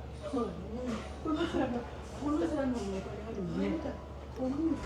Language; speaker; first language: Japanese; native; Japanese